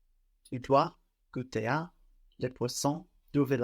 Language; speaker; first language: French; non-native, learner; English